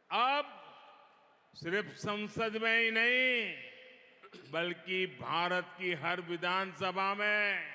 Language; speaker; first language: Hindi; non-native, local second language; Gujarati